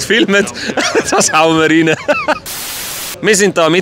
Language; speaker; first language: German; native; German